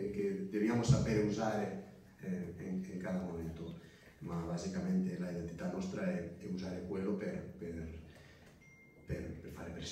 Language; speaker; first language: Italian; non-native, fluent; Spanish